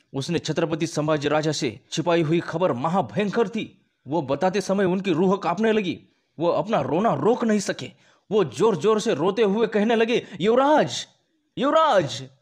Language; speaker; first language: Hindi; non-native, local second language; Marathi